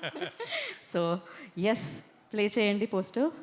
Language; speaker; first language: Telugu; native; Telugu